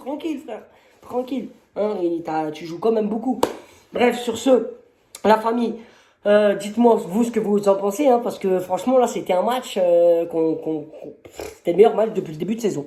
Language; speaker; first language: French; native; French